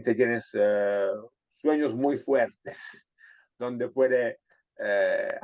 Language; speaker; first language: Spanish; non-native, fluent; Italian